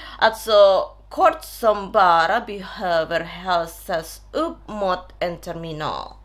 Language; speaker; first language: Swedish; non-native, learner; Indonesian